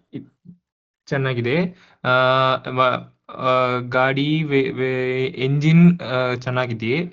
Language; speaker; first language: Kannada; non-native, learner; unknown